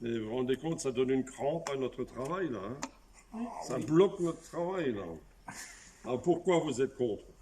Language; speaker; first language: French; native; French